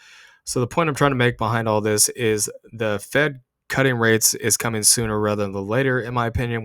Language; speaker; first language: English; native; English